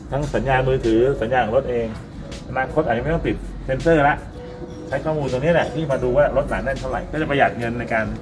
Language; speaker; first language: Thai; native; Thai